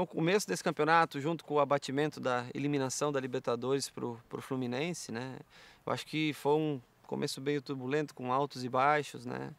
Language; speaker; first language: Portuguese; native; Portuguese